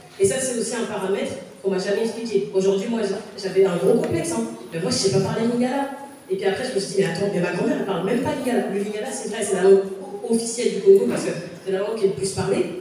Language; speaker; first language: French; native; French